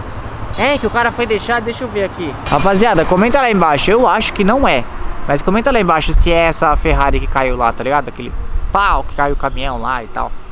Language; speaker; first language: Portuguese; native; Portuguese